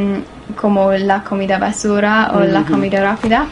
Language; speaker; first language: Spanish; non-native, learner; English